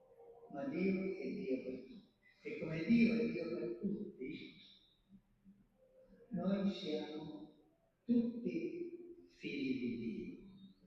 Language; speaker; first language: Italian; non-native, fluent; Spanish